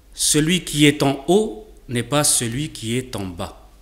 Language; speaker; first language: French; native; French